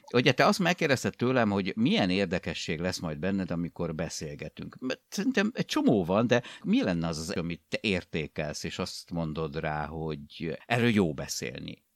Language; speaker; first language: Hungarian; native; Hungarian